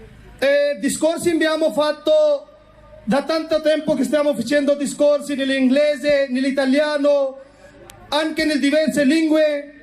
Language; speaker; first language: Italian; non-native, fluent; Urdu